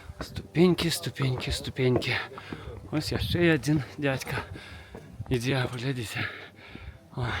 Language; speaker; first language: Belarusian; non-native, local second language; Russian